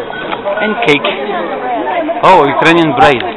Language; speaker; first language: English; non-native, fluent; French